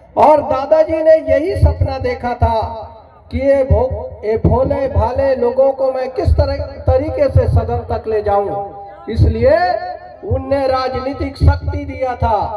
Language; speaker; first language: Hindi; non-native, local second language; Gondi